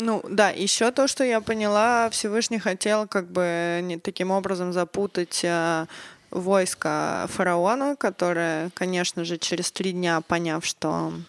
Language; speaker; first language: Russian; native; Russian